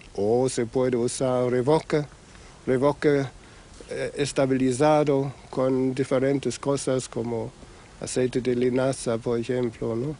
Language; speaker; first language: Spanish; non-native, fluent; German